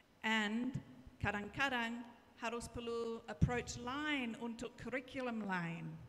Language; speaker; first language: Indonesian; non-native, learner; English